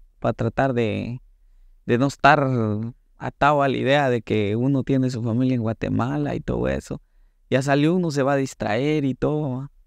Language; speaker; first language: Spanish; native; Spanish